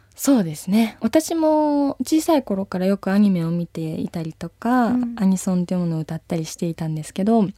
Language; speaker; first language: Japanese; native; Japanese